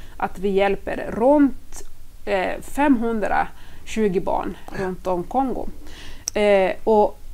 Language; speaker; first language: Swedish; non-native, fluent; Swahili